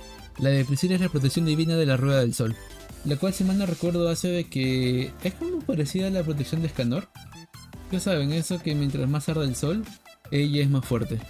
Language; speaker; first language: Spanish; native; Spanish